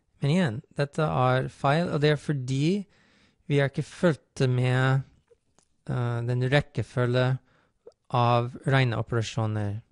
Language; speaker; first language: Norwegian; non-native, fluent; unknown